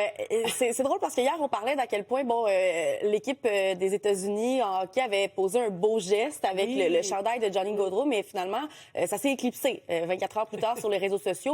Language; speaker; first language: French; native; French